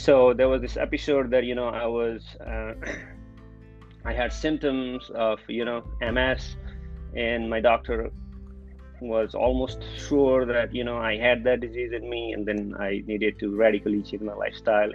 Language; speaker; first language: English; non-native, local second language; Nepali